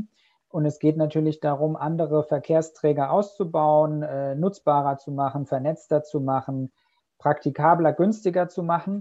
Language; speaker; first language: German; native; German